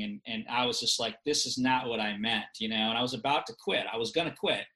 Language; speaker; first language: English; native; English